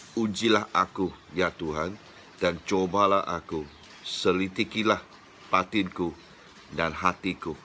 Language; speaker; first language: Malay; non-native, local second language; Chinese